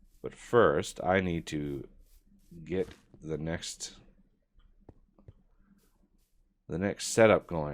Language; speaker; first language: English; native; English